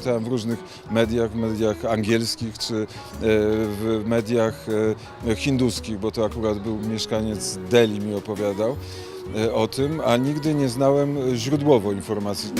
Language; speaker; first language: Polish; native; Polish